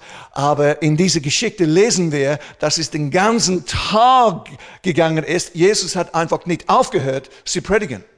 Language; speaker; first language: German; non-native, fluent; English